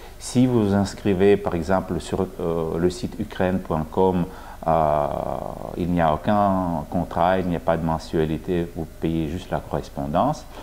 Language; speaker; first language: French; non-native, fluent; Russian